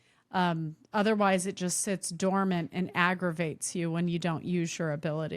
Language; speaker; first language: English; native; English